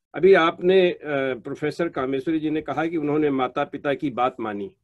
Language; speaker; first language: Hindi; native; Hindi